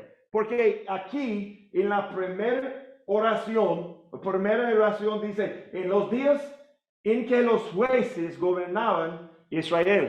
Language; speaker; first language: Spanish; non-native, learner; English